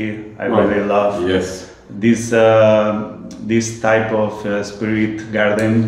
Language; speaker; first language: English; non-native, learner; Spanish